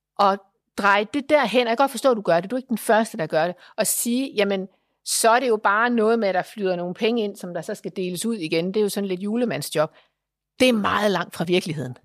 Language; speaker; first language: Danish; native; Danish